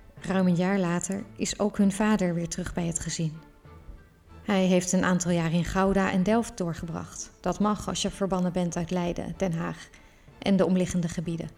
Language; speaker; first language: Dutch; native; Dutch